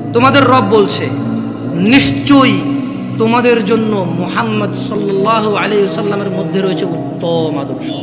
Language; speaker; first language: Bangla; early bilingual, heritage; Bangla